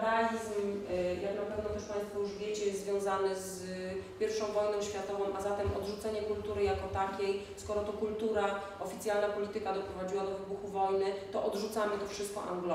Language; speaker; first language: Polish; native; Polish